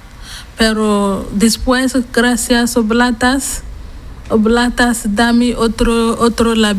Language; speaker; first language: Spanish; non-native, learner; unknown